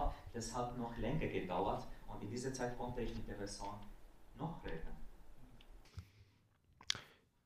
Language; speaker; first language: German; non-native, fluent; Arabic